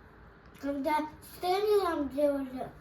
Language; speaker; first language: Russian; early bilingual, other home language; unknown